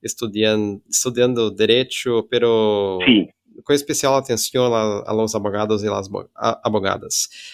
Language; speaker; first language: Spanish; non-native, fluent; Portuguese